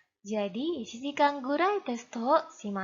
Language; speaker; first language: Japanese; non-native, fluent; Indonesian